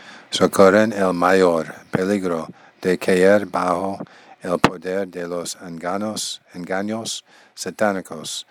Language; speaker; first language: Spanish; non-native, learner; English